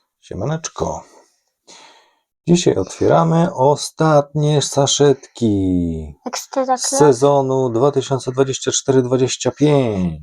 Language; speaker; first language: Polish; native; Polish